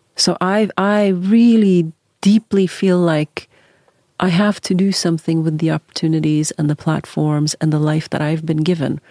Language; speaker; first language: English; early bilingual, other home language; Norwegian